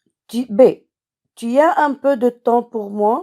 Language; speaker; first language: French; non-native, local second language; Arabic